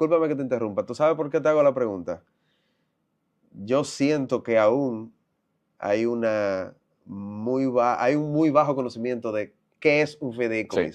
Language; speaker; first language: Spanish; native; Spanish